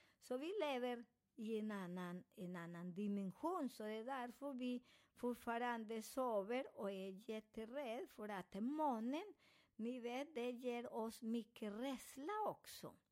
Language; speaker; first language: Swedish; non-native, fluent; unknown